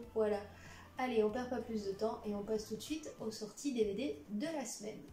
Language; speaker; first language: French; native; French